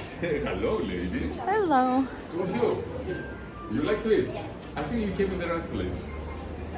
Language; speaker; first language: English; non-native, fluent; Greek